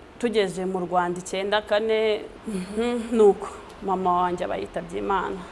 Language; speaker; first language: Kinyarwanda; native; Kinyarwanda